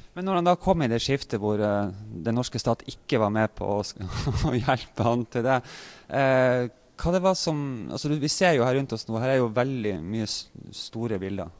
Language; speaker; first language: Norwegian; native; Norwegian